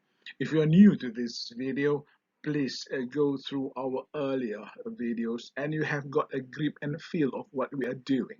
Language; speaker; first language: English; non-native, local second language; Malay